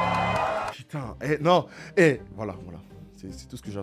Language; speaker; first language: French; native; French